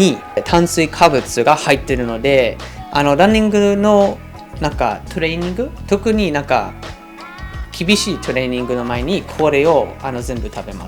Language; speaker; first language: Japanese; non-native, fluent; English